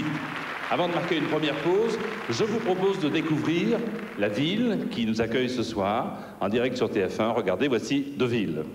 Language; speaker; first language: French; native; French